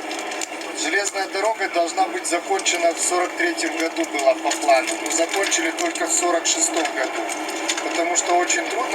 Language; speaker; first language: Russian; native; Russian